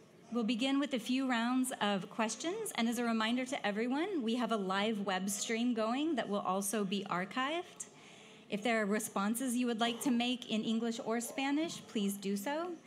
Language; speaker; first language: English; native; English